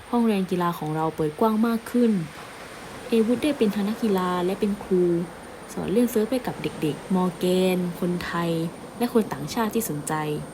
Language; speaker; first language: Thai; non-native, local second language; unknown